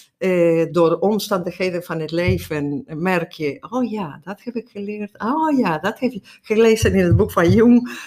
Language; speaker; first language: Dutch; non-native, fluent; Spanish